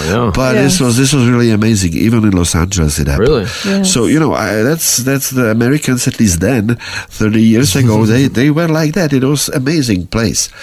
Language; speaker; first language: English; non-native, fluent; Czech